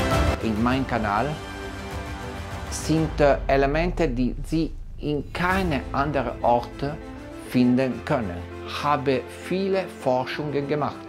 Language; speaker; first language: German; non-native, learner; Italian